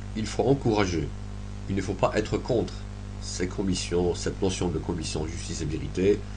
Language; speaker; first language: French; non-native, local second language; Arabic